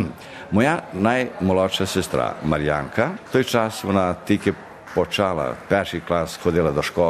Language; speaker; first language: Ukrainian; early bilingual, heritage; Ukrainian